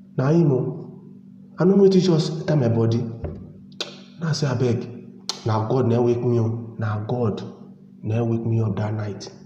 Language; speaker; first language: Nigerian Pidgin; native; Nigerian Pidgin